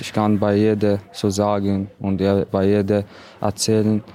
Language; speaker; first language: German; non-native, learner; Arabic